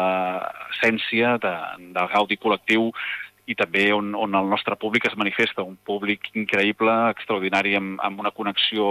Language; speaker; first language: Catalan; native; Catalan